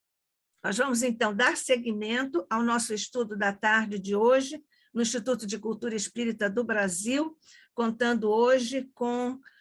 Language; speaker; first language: Portuguese; native; Portuguese